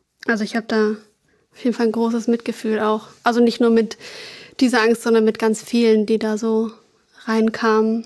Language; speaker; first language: German; native; German